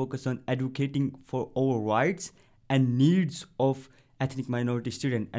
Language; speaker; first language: English; non-native, local second language; Punjabi